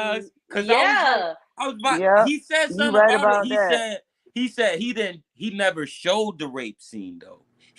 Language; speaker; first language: English; native; English